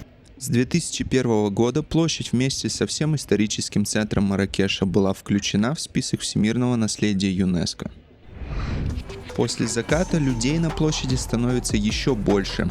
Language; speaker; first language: Russian; native; Russian